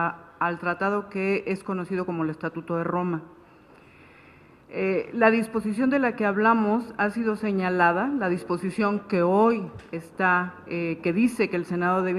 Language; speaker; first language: Spanish; native; Spanish